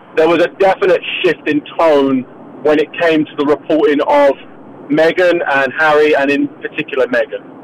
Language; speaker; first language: English; native; English